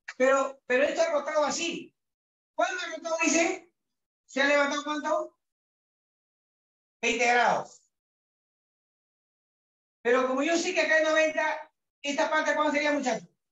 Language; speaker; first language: Spanish; native; Spanish